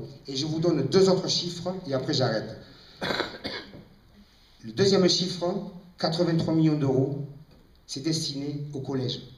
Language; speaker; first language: French; native; French